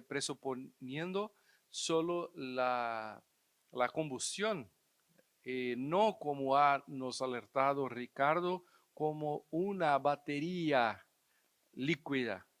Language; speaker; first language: Spanish; non-native, fluent; Portuguese